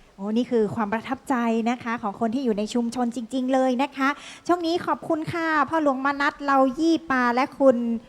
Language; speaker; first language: Thai; native; Thai